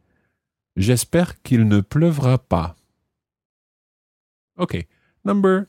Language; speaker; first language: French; non-native, fluent; English